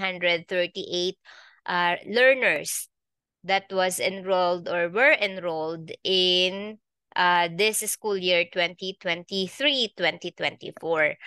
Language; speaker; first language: English; non-native, local second language; Filipino